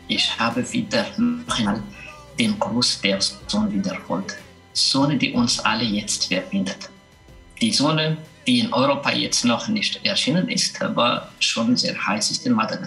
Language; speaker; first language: German; non-native, fluent; Malagasy